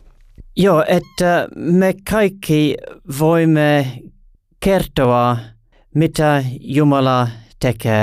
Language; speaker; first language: Finnish; non-native, learner; English